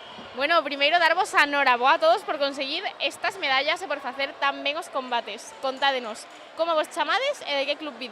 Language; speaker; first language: Galician; native; Galician